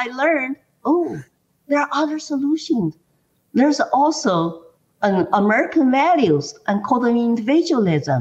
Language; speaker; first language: English; non-native, fluent; Chinese